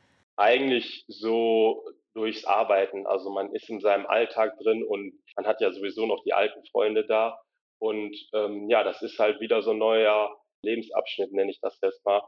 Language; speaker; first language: German; native; German